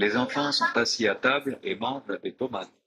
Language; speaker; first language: French; non-native, learner; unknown